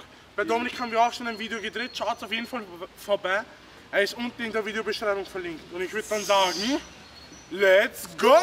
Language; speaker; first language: German; native; German